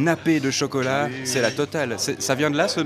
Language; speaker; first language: French; native; French